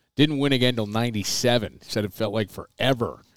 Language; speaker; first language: English; native; English